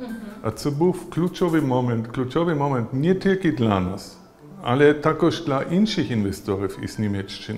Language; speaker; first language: Ukrainian; non-native, learner; German